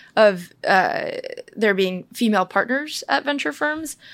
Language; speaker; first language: English; native; English